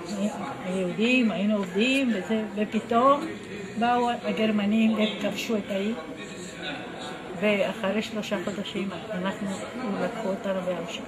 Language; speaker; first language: Hebrew; non-native, fluent; Ladino